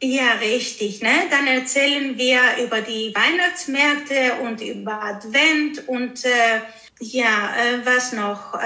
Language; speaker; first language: German; early bilingual, other home language; Greek